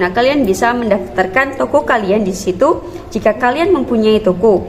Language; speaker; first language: Indonesian; native; Indonesian